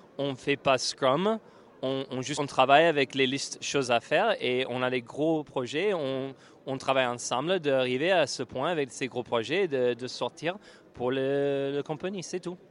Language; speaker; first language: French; non-native, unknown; English